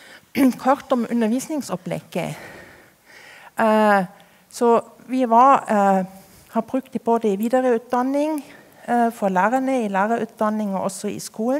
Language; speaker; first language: Norwegian; non-native, fluent; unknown